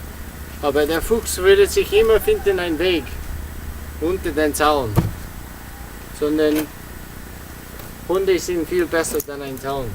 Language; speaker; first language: German; non-native, learner; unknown